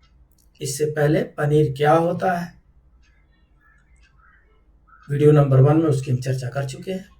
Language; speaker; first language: Hindi; native; Hindi